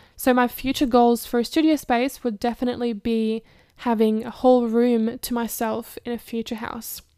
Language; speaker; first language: English; early bilingual, other home language; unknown